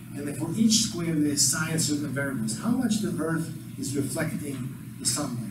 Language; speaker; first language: English; non-native, fluent; Slovak